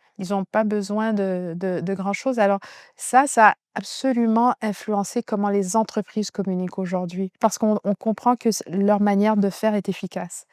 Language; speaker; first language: French; native; French